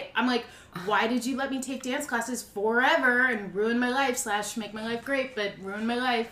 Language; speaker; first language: English; native; English